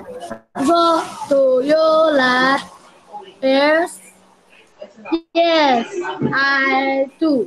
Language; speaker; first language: English; non-native, learner; Chinese